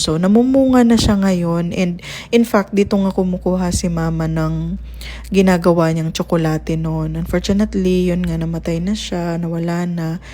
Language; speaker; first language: Filipino; non-native, local second language; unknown